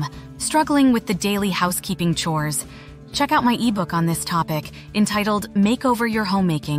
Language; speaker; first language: English; native; English